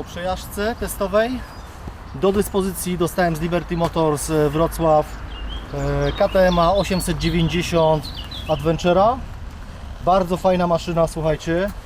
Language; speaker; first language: Polish; native; Polish